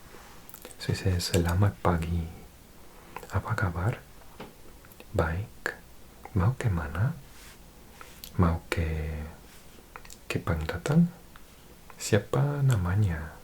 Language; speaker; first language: Indonesian; non-native, learner; Welsh